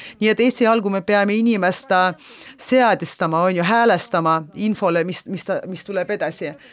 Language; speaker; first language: Estonian; non-native, local second language; Russian